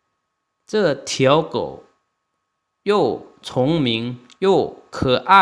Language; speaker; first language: Chinese; non-native, fluent; Lao